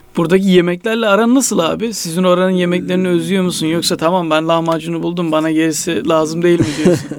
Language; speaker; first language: Turkish; native; Turkish